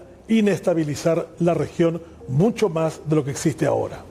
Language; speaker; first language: Spanish; native; Spanish